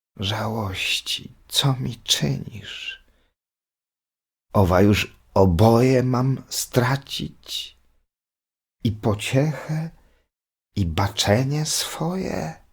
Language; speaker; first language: Polish; native; Polish